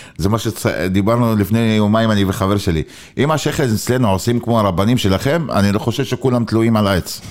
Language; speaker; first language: Hebrew; non-native, local second language; Arabic